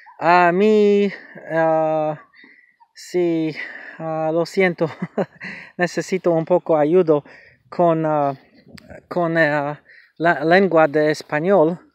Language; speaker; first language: Spanish; non-native, learner; English